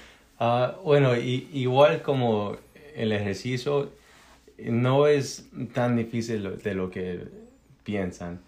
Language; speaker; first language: Spanish; early bilingual, heritage; Spanish